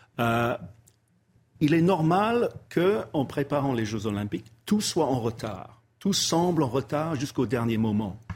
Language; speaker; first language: French; non-native, fluent; English